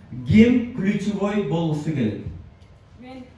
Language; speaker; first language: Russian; non-native, local second language; Kyrgyz